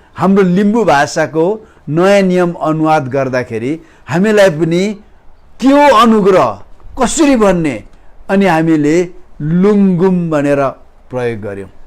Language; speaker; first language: Nepali; non-native, local second language; Limbu